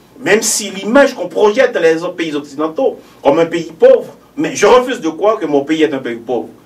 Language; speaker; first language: French; non-native, local second language; Haitian Creole